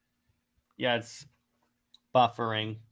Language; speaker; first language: English; native; English